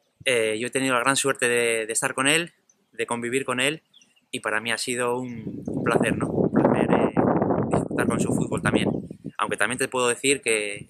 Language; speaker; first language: Spanish; native; Spanish